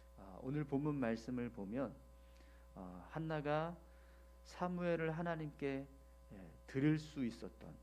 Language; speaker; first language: Korean; native; Korean